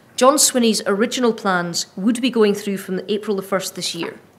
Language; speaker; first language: English; native; English